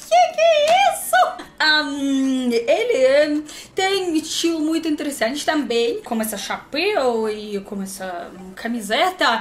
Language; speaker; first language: Portuguese; non-native, learner; Russian